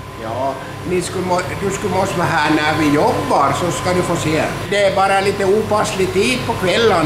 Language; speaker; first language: Swedish; native; Swedish